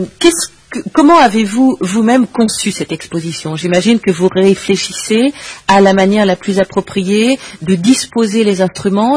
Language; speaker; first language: French; native; French